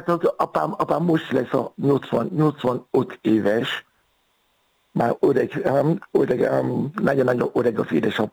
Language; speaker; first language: Hungarian; non-native, fluent; Yoruba